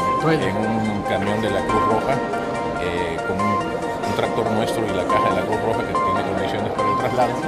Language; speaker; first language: Spanish; native; Spanish